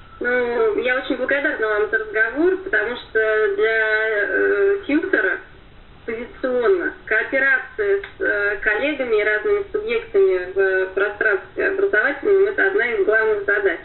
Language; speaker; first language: Russian; native; Russian